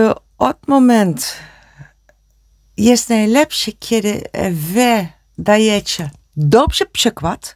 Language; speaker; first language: Polish; non-native, learner; Dutch